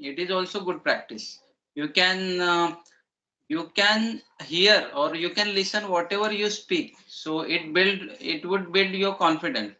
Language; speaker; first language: English; non-native, learner; Marathi